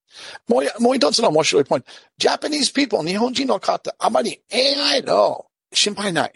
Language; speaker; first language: Japanese; non-native, fluent; English